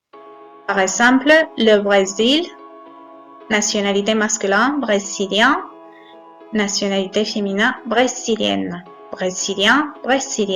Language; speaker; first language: French; non-native, fluent; Spanish